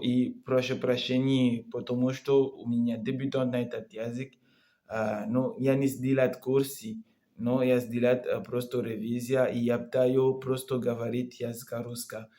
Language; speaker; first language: Russian; non-native, learner; Comorian